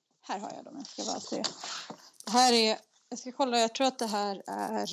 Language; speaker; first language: Swedish; native; Swedish